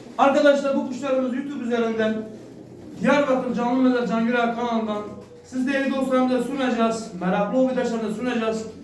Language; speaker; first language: Turkish; native; Turkish